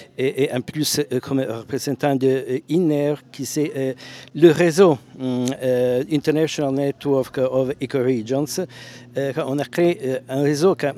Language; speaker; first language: French; non-native, fluent; Italian